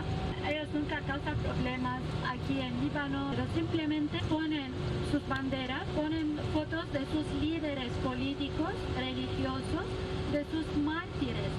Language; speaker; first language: Spanish; non-native, fluent; Arabic